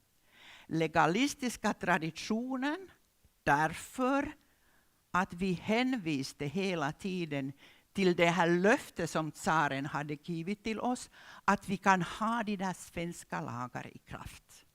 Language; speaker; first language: Swedish; non-native, local second language; Finnish